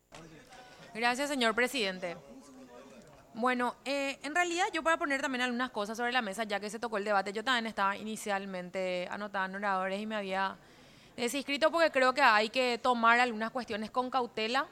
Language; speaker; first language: Spanish; native; Spanish